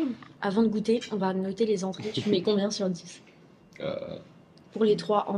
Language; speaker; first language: French; native; French